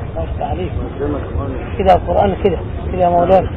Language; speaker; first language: Arabic; native; Arabic